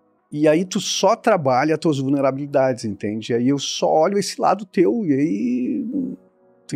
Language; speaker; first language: Portuguese; native; Portuguese